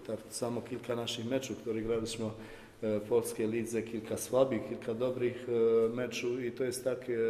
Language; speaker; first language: Polish; non-native, fluent; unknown